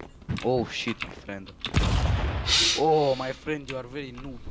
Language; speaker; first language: English; non-native, learner; Romanian